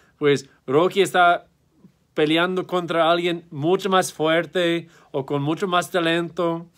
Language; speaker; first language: Spanish; non-native, fluent; English